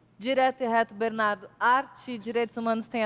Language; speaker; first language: Portuguese; native; Portuguese